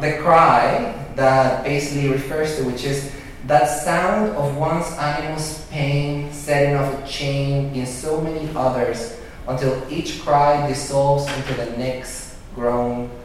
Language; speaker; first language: English; early bilingual, other home language; Spanish